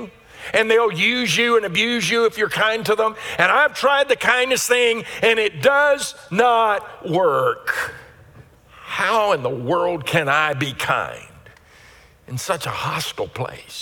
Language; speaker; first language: English; native; English